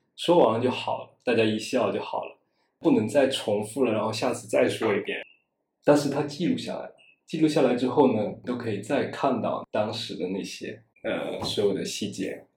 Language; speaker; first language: Chinese; non-native, local second language; Wu Chinese